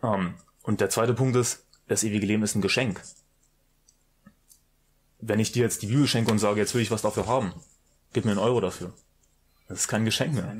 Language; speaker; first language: German; native; German